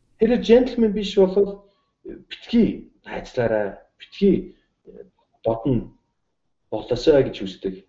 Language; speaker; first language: Mongolian; non-native, fluent; English